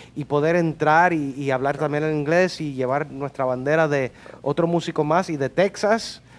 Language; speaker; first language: Spanish; early bilingual, heritage; Spanish